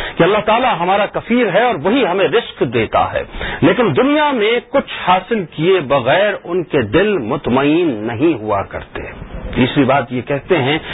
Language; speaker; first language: Urdu; native; Urdu